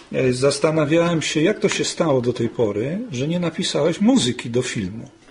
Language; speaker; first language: Polish; native; Polish